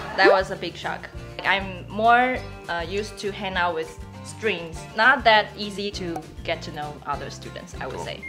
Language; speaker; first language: English; non-native, fluent; Chinese